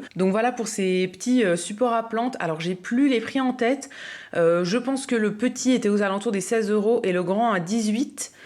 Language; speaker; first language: French; native; French